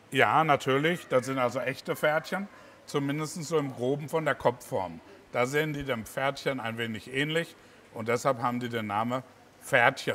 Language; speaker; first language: German; native; German